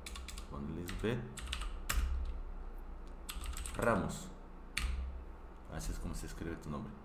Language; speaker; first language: Spanish; non-native, fluent; Korean